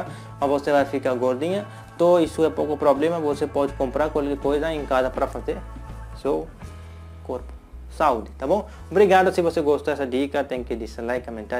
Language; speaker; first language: Portuguese; non-native, learner; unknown